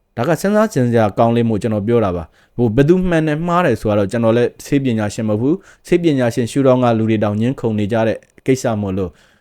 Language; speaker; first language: Burmese; native; Burmese